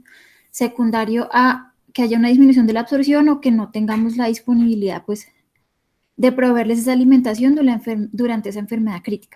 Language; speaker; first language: Spanish; native; Spanish